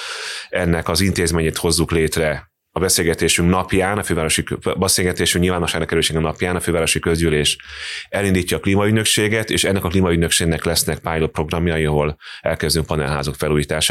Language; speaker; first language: Hungarian; native; Hungarian